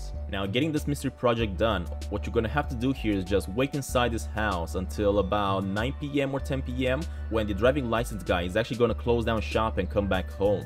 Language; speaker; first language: English; non-native, fluent; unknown